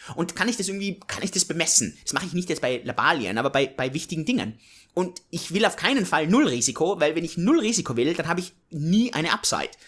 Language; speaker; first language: German; native; German